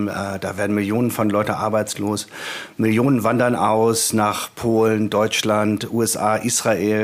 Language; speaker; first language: German; native; German